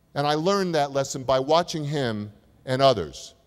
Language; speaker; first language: English; native; English